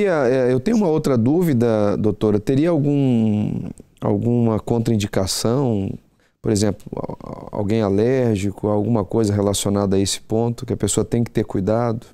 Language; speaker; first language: Portuguese; native; Portuguese